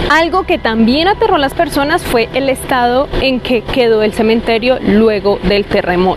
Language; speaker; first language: Spanish; native; Spanish